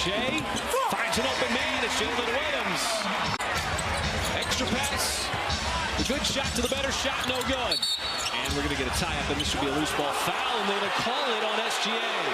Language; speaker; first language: English; native; English